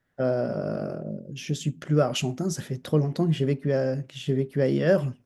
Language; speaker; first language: French; non-native, fluent; Spanish